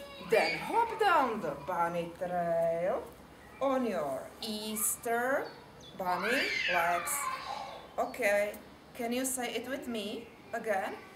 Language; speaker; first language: English; non-native, fluent; Czech